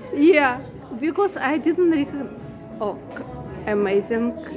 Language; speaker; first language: English; non-native, learner; Russian